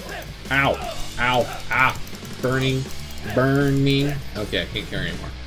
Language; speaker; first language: English; native; English